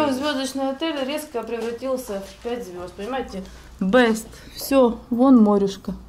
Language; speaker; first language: Russian; native; Russian